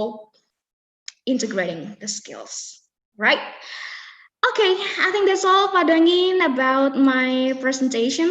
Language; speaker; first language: English; non-native, fluent; Indonesian